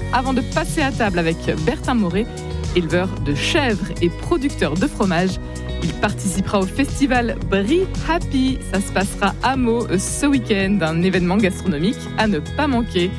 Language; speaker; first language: French; native; French